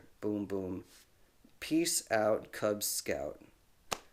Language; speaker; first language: English; native; English